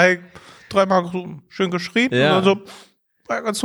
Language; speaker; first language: German; early bilingual, other home language; Persian